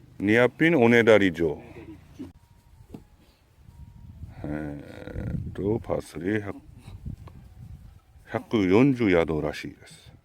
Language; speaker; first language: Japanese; non-native, fluent; Korean